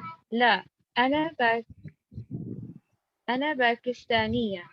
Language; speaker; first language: Arabic; non-native, learner; Urdu